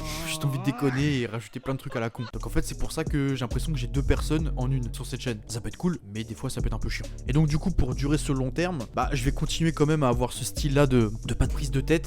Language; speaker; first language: French; native; French